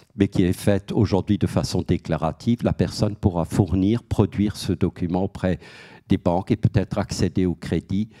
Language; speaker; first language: French; native; French